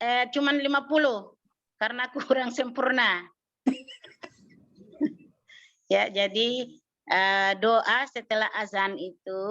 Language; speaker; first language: Indonesian; native; Indonesian